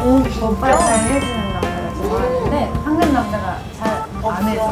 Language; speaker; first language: Korean; non-native, fluent; Japanese